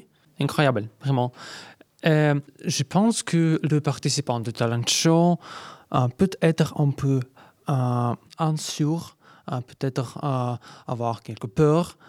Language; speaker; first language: French; non-native, learner; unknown